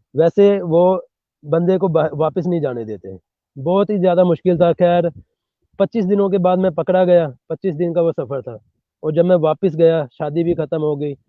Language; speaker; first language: Urdu; non-native, local second language; Punjabi